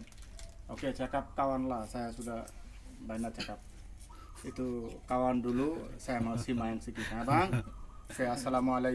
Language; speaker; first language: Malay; non-native, learner; Bangla